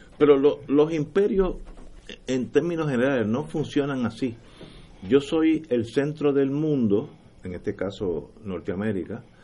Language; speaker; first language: Spanish; native; Spanish